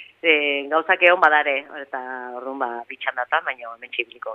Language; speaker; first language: Basque; native; Basque